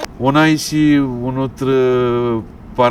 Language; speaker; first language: French; non-native, fluent; Romanian